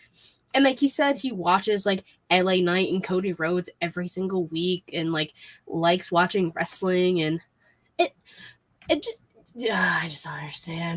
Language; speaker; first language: English; native; English